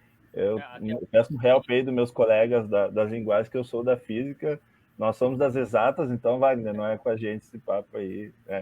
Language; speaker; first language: Portuguese; native; Portuguese